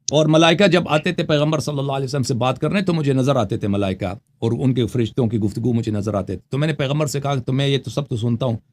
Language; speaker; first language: Urdu; non-native, fluent; Persian